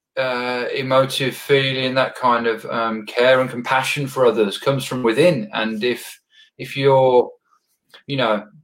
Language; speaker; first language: English; native; English